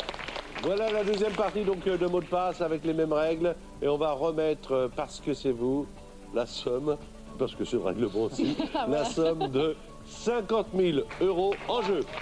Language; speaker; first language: French; native; French